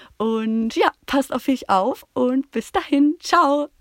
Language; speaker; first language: German; native; German